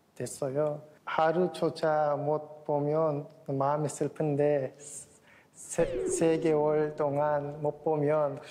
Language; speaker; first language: Korean; non-native, fluent; Turkish